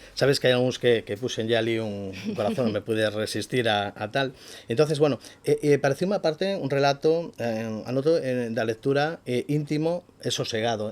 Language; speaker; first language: Galician; native; Galician